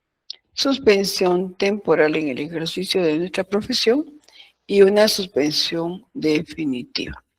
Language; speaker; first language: Spanish; native; Spanish